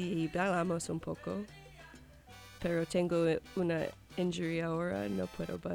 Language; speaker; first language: Spanish; non-native, learner; English